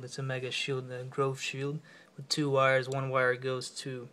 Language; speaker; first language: English; native; English